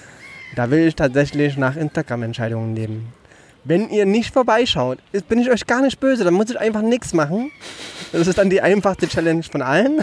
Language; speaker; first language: German; native; German